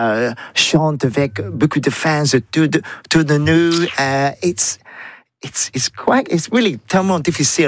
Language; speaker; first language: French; non-native, learner; English